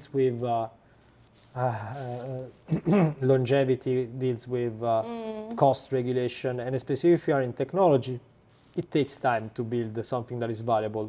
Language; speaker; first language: English; non-native, fluent; Italian